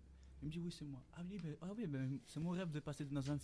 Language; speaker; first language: French; non-native, learner; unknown